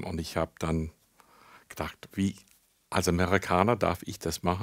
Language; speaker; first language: German; non-native, fluent; English